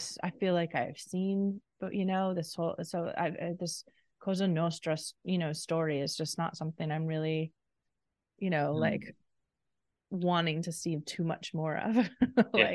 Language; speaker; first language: English; native; English